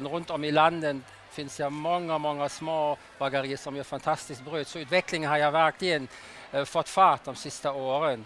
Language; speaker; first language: Swedish; non-native, fluent; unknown